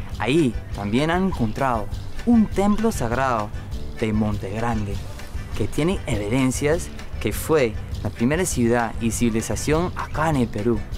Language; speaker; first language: Spanish; non-native, fluent; English